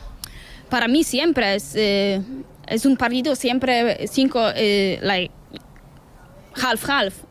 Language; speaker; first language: Spanish; non-native, learner; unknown